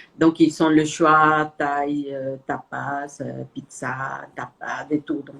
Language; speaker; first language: French; non-native, fluent; Spanish